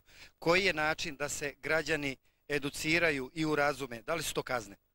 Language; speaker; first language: Bosnian; native; Bosnian